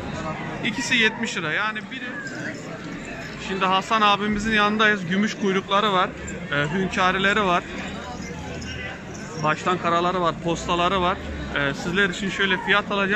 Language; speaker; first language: Turkish; native; Turkish